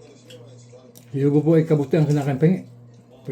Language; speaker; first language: Filipino; native; Filipino